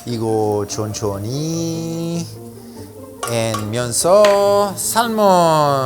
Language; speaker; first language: Korean; non-native, learner; Italian